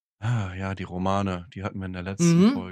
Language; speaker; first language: German; native; German